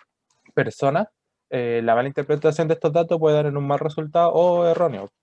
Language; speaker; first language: Spanish; native; Spanish